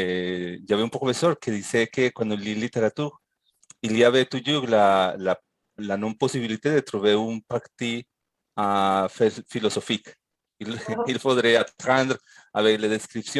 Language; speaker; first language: French; non-native, fluent; Spanish